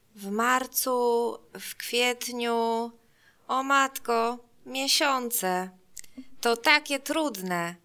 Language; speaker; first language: Polish; non-native, fluent; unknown